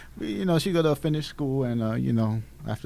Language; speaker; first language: English; native; English